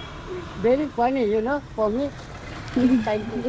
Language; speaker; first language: English; non-native, learner; Hindi